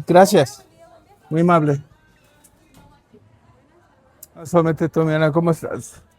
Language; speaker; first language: Spanish; non-native, learner; English